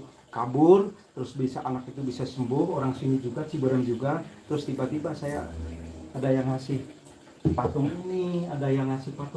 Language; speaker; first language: Indonesian; non-native, local second language; Sundanese